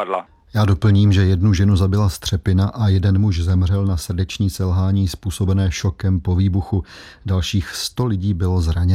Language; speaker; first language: Czech; native; Czech